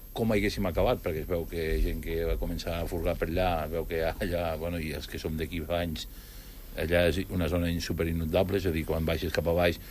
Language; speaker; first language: Catalan; native; Catalan